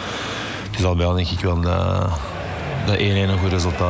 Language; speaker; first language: Dutch; native; Dutch